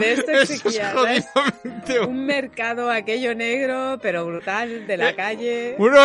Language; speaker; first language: Spanish; native; Spanish